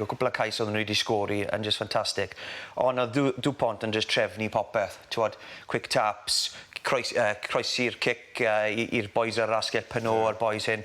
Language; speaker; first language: Welsh; native; Welsh